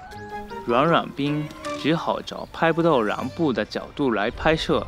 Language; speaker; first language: Chinese; native; Chinese